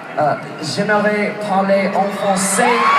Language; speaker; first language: French; non-native, learner; English